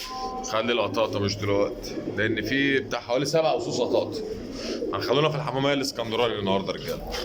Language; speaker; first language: Arabic; native; Arabic